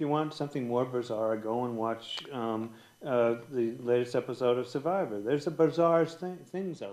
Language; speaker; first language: English; native; English